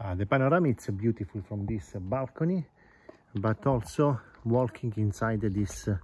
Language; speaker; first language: English; non-native, fluent; Italian